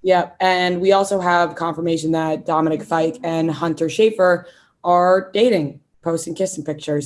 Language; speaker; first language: English; native; English